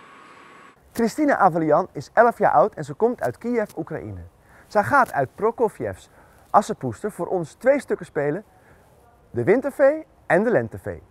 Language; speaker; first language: Dutch; native; Dutch